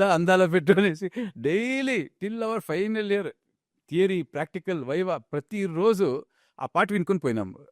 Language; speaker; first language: Telugu; non-native, local second language; Kannada